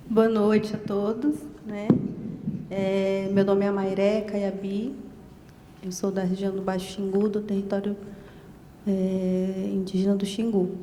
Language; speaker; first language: Portuguese; non-native, local second language; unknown